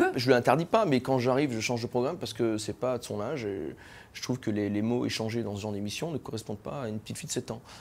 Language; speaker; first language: French; native; French